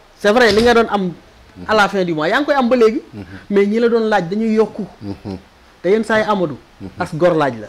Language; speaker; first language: Wolof; native; Wolof